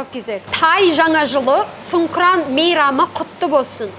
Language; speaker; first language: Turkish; non-native, learner; Kazakh